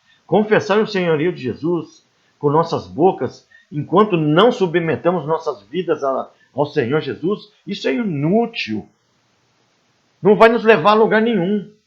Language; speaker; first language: Portuguese; native; Portuguese